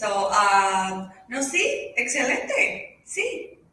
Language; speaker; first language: Spanish; early bilingual, heritage; Spanish